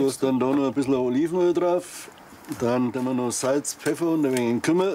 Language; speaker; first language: German; native; German